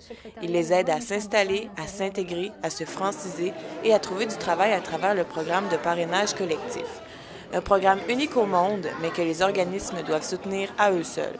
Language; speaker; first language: French; native; French